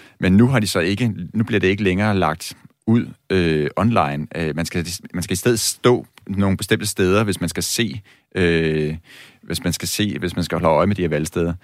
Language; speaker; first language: Danish; native; Danish